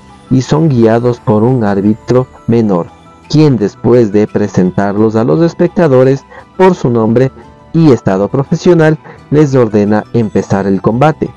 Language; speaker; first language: Spanish; native; Spanish